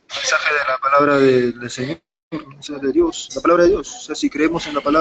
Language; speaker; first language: Spanish; native; Spanish